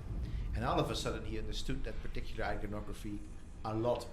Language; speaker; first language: English; non-native, fluent; Dutch